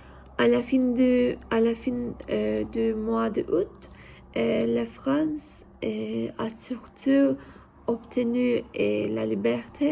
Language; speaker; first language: French; non-native, learner; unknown